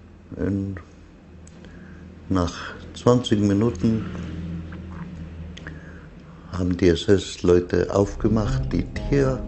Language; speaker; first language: German; non-native, fluent; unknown